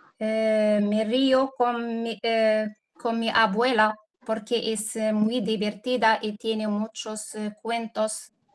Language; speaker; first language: Spanish; non-native, learner; Arabic